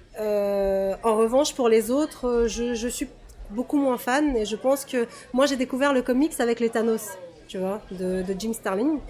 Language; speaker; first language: French; non-native, fluent; Russian